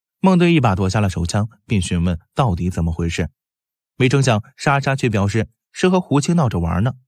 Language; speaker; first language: Chinese; native; Chinese